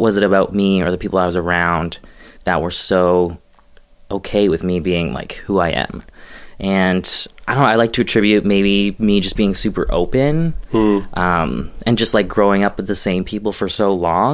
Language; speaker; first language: English; native; English